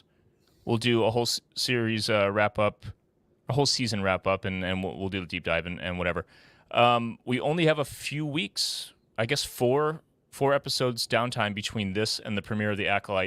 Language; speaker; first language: English; native; English